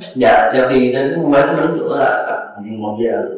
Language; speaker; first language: Vietnamese; native; Vietnamese